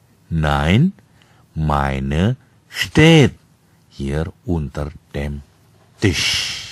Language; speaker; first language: German; non-native, fluent; Indonesian